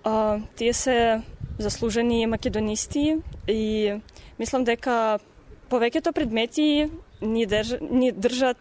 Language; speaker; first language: Macedonian; non-native, fluent; Russian